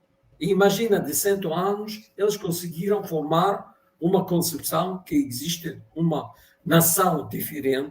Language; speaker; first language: Portuguese; non-native, fluent; Russian